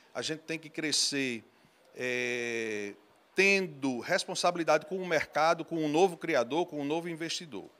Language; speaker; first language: Portuguese; native; Portuguese